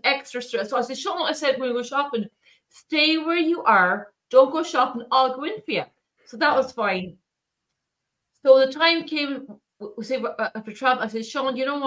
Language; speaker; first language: English; native; English